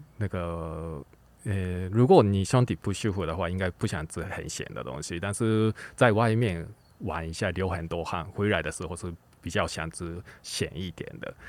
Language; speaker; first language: Chinese; non-native, fluent; Japanese